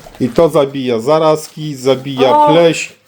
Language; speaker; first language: Polish; native; Polish